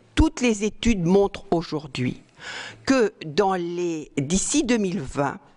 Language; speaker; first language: French; native; French